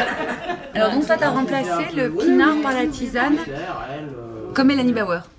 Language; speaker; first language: French; native; French